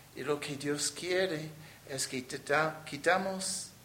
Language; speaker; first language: Spanish; non-native, fluent; English